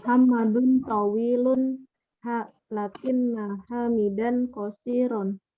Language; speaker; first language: Arabic; non-native, learner; Indonesian